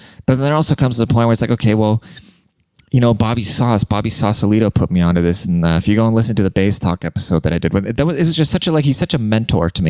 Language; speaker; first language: English; native; English